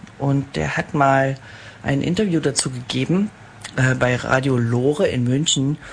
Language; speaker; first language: German; native; German